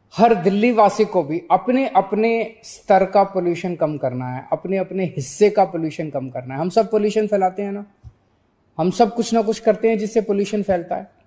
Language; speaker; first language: Hindi; native; Hindi